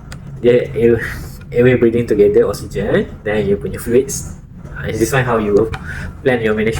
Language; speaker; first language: English; non-native, local second language; Malay